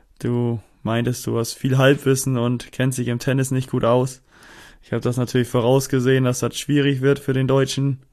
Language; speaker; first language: German; native; German